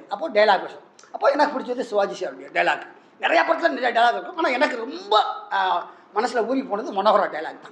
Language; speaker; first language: Tamil; native; Tamil